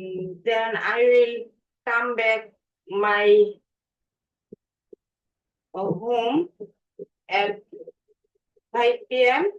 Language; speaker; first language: English; non-native, learner; Bangla